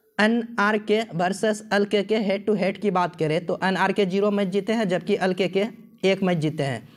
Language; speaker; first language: Hindi; native; Hindi